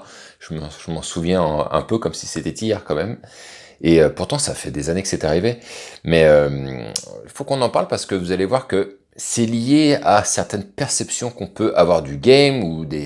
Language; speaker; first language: French; native; French